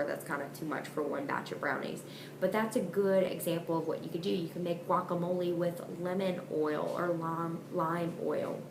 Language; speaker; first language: English; native; English